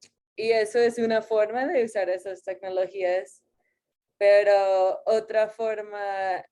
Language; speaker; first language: Spanish; non-native, fluent; English